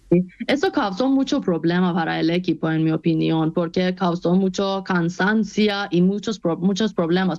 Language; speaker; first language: Spanish; non-native, fluent; Persian